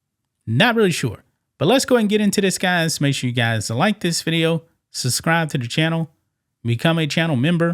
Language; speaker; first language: English; native; English